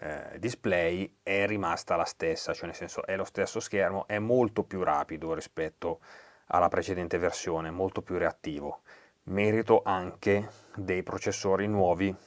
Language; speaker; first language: Italian; native; Italian